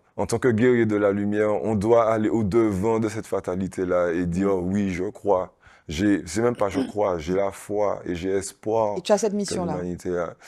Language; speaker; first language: French; native; French